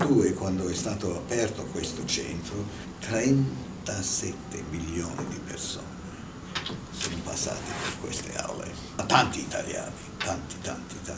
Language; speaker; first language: Italian; non-native, fluent; English